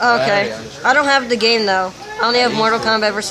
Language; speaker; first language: English; native; English